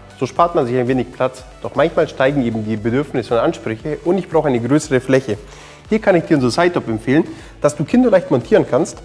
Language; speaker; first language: German; native; German